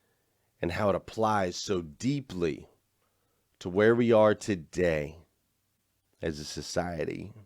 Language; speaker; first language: English; native; English